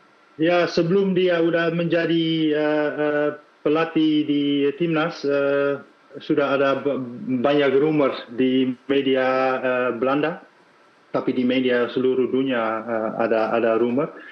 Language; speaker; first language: Indonesian; non-native, fluent; Dutch